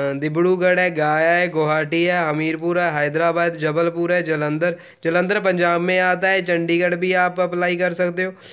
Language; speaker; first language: Hindi; non-native, local second language; Punjabi